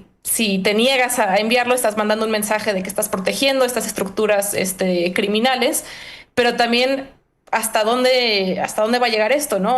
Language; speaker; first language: Spanish; native; Spanish